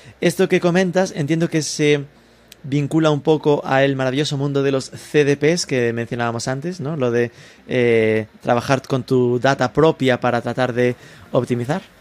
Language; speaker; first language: Spanish; native; Spanish